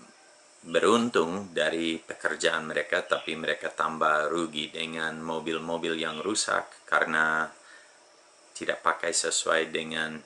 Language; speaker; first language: Indonesian; non-native, fluent; English